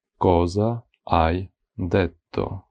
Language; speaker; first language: Italian; non-native, fluent; Ukrainian